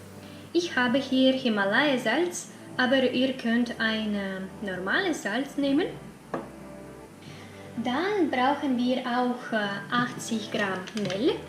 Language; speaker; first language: German; non-native, fluent; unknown